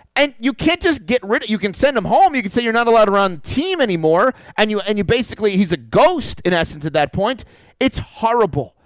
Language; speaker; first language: English; native; English